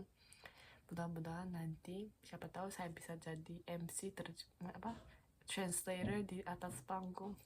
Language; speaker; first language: Indonesian; non-native, fluent; Korean